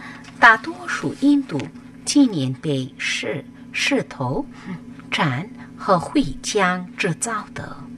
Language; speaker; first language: Chinese; non-native, fluent; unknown